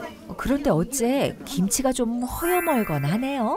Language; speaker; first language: Korean; native; Korean